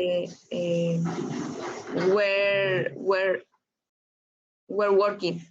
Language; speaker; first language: English; non-native, learner; Spanish